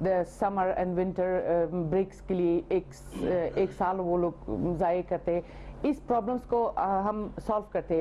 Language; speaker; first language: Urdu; non-native, fluent; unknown